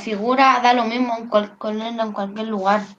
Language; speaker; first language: Spanish; native; Spanish